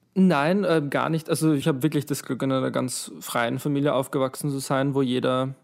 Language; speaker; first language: German; native; German